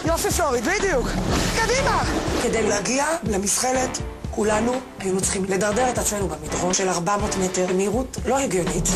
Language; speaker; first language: Hebrew; native; Hebrew